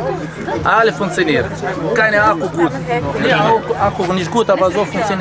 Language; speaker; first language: German; non-native, learner; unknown